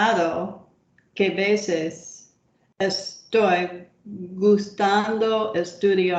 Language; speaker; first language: Spanish; non-native, learner; English